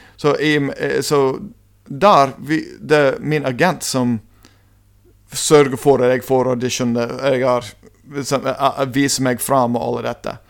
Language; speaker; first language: Norwegian; non-native, fluent; English